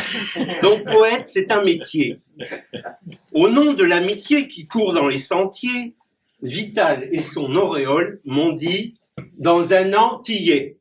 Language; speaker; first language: French; native; French